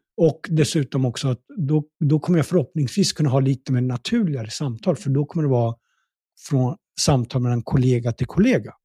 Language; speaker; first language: Swedish; early bilingual, other home language; Punjabi